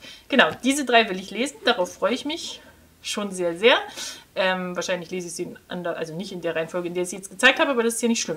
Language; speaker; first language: German; native; German